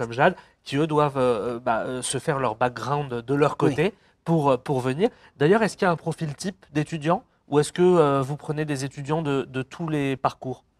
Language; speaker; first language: French; native; French